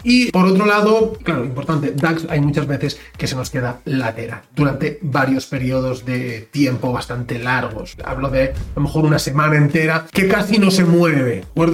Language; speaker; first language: Spanish; native; Spanish